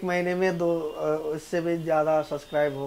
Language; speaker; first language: Hindi; native; Hindi